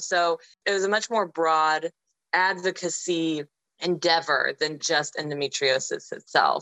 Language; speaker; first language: English; native; English